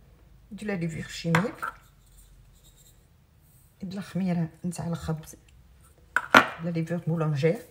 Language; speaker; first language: French; non-native, local second language; Arabic